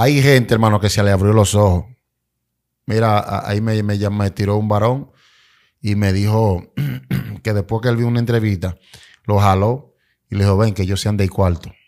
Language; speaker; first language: Spanish; native; Spanish